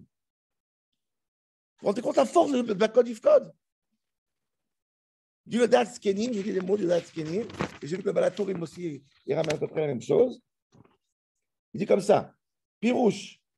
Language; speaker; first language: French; native; French